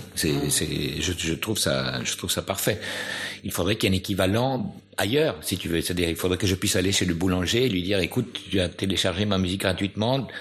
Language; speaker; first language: French; non-native, fluent; Spanish